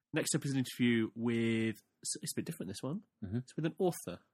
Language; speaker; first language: English; native; English